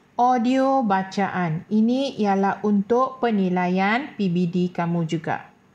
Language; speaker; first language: Malay; non-native, local second language; Tamil